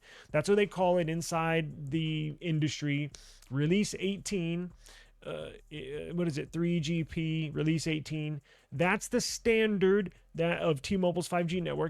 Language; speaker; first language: English; native; English